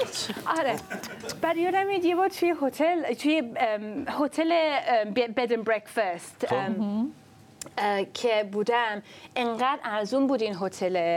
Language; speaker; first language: Persian; early bilingual, other home language; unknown